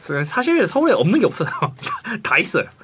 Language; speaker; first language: Korean; native; Korean